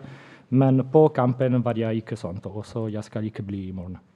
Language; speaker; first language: Norwegian; non-native, fluent; Italian